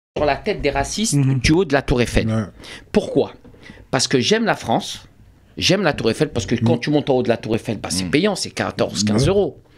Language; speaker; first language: French; native; French